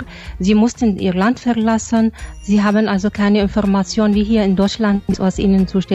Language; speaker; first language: German; non-native, fluent; Arabic